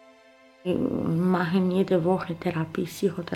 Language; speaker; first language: German; non-native, learner; Romanian